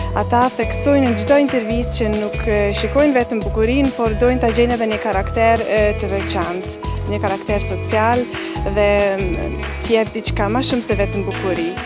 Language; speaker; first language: Albanian; early bilingual, heritage; Albanian